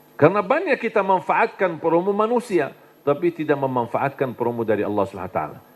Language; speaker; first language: Indonesian; non-native, fluent; Arabic